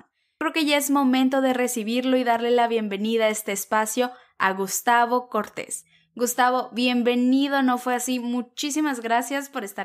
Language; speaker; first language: Spanish; native; Spanish